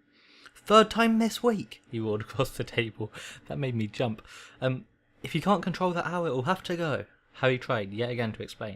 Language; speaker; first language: English; native; English